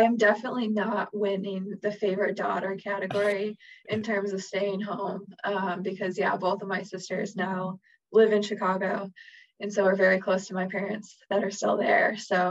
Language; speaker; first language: English; native; English